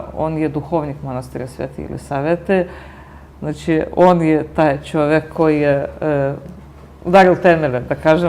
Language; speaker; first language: Bosnian; native; Bosnian